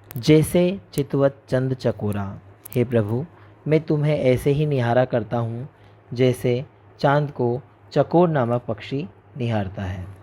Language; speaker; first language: Hindi; native; Hindi